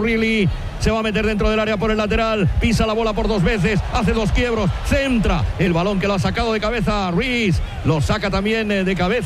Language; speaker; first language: Spanish; native; Spanish